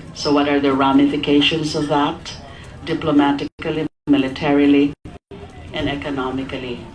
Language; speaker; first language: English; non-native, local second language; Filipino